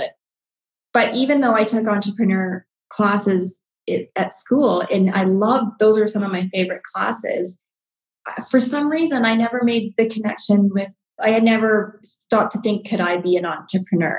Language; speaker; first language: English; native; English